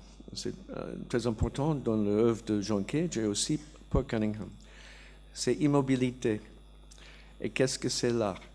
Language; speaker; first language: French; non-native, learner; English